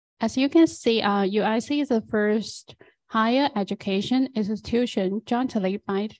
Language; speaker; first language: English; non-native, fluent; Chinese